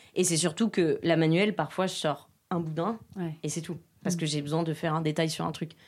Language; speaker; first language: French; native; French